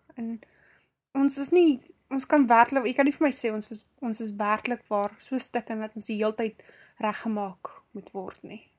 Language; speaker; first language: Afrikaans; native; Afrikaans